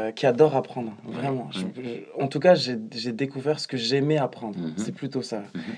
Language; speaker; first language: French; non-native, local second language; Arabic